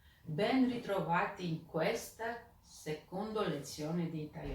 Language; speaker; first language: Italian; non-native, fluent; Georgian